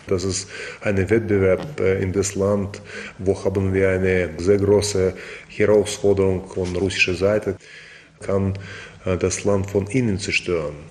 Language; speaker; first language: German; non-native, fluent; Russian